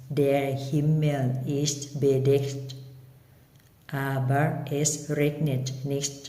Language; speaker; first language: German; non-native, fluent; Thai